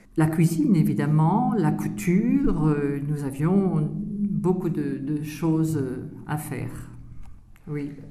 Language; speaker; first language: French; native; French